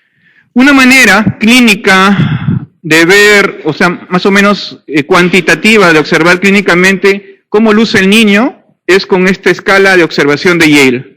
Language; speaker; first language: Spanish; native; Spanish